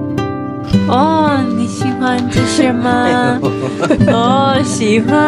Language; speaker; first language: Chinese; non-native, learner; English